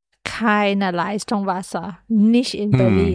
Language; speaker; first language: German; non-native, fluent; Chinese